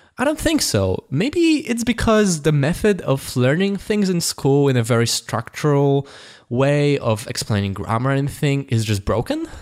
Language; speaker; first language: English; non-native, fluent; Polish